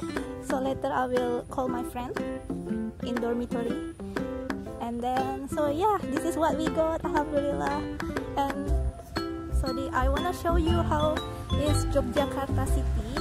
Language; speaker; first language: English; non-native, learner; Indonesian